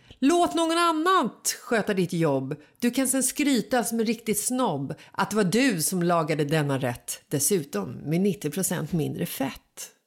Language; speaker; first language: Swedish; native; Swedish